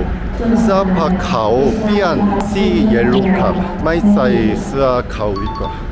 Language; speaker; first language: Thai; non-native, learner; Korean